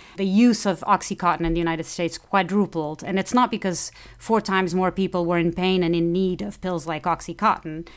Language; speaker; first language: English; non-native, fluent; Portuguese